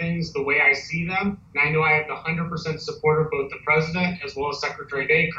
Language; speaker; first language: English; native; English